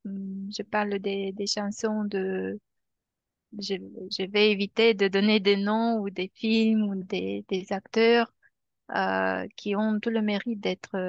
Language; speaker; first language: French; non-native, fluent; Romanian